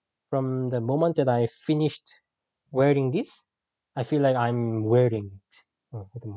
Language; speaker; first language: English; non-native, fluent; Korean